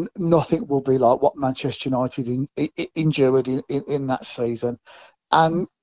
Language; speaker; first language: English; native; English